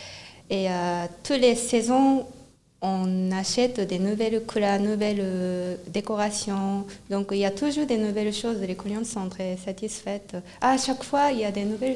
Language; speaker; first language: French; non-native, fluent; Japanese